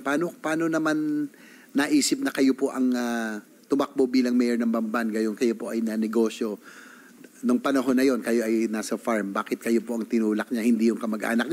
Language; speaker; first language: Filipino; native; Filipino